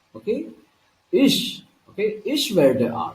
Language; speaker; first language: German; non-native, fluent; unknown